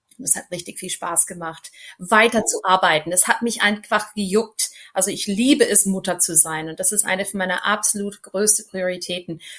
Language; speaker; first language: German; non-native, fluent; English